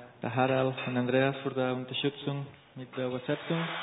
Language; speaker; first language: German; non-native, learner; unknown